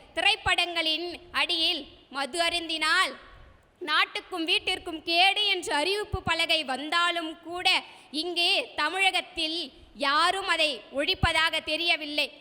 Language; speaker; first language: Tamil; native; Tamil